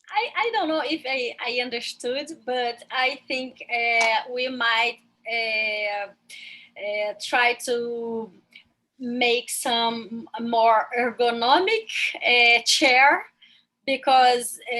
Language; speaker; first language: English; non-native, learner; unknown